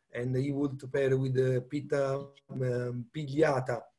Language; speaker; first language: English; non-native, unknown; Italian